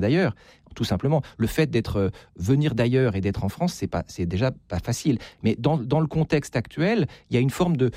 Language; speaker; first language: French; native; French